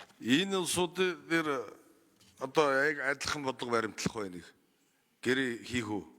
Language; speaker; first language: Mongolian; non-native, local second language; Kazakh